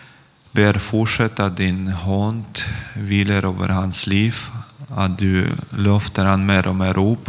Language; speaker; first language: Norwegian; non-native, fluent; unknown